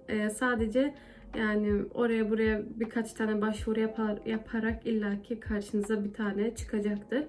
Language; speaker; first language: Turkish; early bilingual, heritage; Turkish